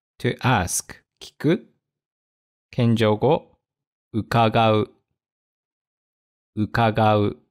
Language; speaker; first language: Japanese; native; Japanese